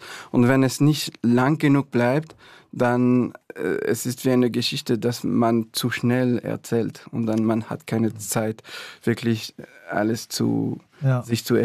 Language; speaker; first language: German; non-native, fluent; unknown